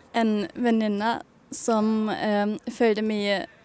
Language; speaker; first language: Swedish; non-native, fluent; German